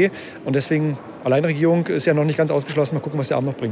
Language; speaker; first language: German; native; German